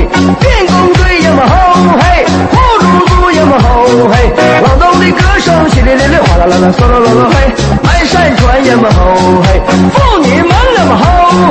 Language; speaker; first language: Chinese; native; Chinese